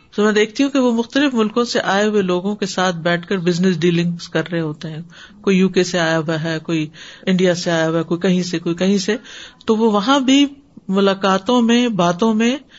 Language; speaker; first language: Urdu; native; Urdu